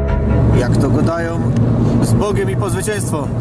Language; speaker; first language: Polish; native; Polish